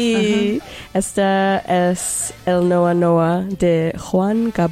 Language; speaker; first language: Spanish; non-native, learner; English